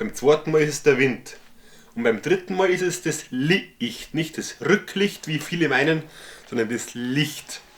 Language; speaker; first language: German; native; German